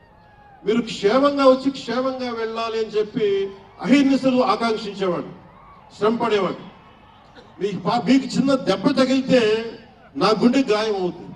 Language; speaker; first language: Telugu; native; Telugu